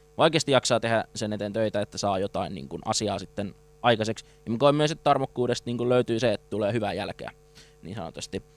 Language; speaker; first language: Finnish; native; Finnish